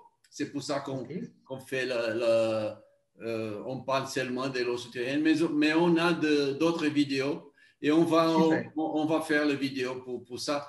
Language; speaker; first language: French; non-native, learner; Portuguese